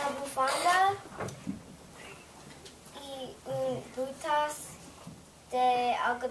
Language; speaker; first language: Spanish; non-native, learner; English